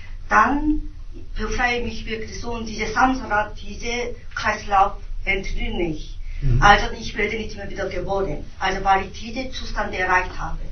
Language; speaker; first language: German; non-native, fluent; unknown